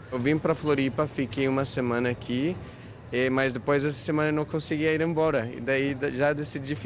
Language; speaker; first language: Portuguese; non-native, fluent; English